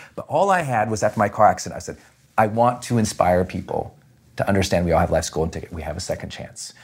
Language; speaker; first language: English; native; English